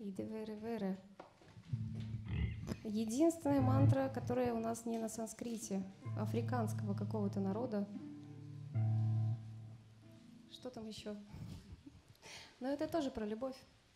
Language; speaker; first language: Russian; native; Russian